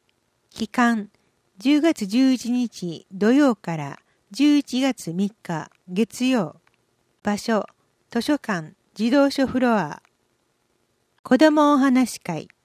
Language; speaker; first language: Japanese; native; Japanese